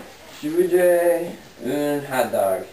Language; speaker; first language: French; non-native, learner; English